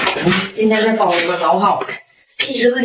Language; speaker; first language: Chinese; native; Chinese